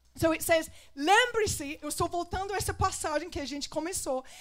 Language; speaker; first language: Portuguese; non-native, fluent; English